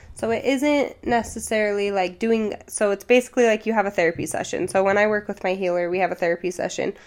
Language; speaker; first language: English; native; English